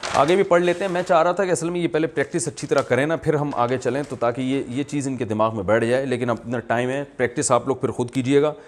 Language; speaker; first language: Urdu; native; Urdu